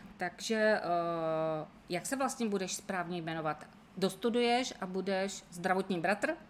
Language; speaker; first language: Czech; native; Czech